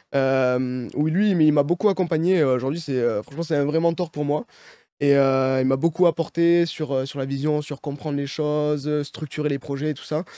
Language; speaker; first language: French; native; French